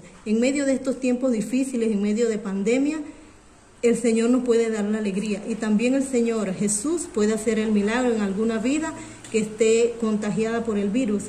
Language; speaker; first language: Spanish; native; Spanish